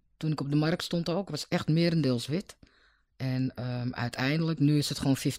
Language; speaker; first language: Dutch; native; Dutch